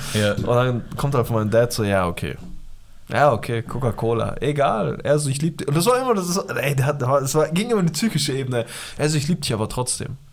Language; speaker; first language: German; early bilingual, other home language; Pashto